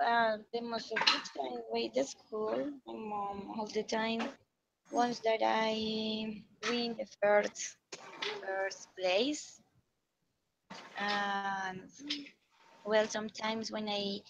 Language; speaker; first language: English; non-native, learner; Spanish